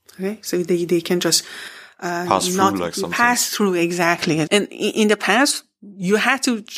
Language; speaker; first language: English; non-native, fluent; Persian